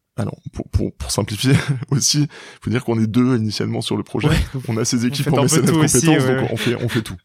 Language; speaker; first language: French; native; French